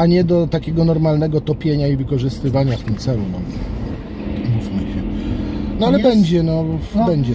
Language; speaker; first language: Polish; native; Polish